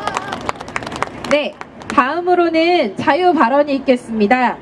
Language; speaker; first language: Korean; native; Korean